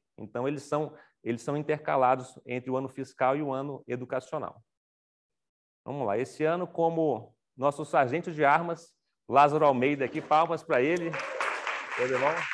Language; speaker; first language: Portuguese; native; Portuguese